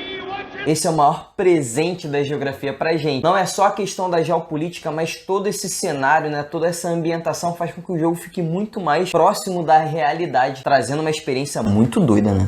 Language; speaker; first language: Portuguese; native; Portuguese